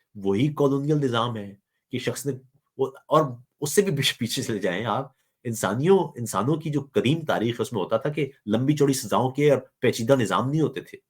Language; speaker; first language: Urdu; non-native, local second language; Punjabi